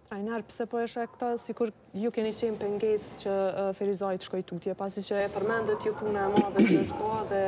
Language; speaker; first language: Albanian; native; Albanian